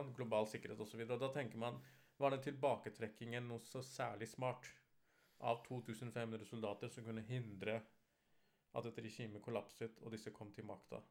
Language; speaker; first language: Norwegian; early bilingual, other home language; Urdu